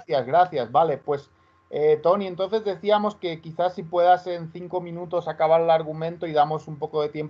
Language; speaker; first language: Spanish; native; Spanish